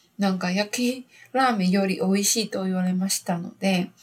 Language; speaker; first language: Japanese; non-native, learner; Chinese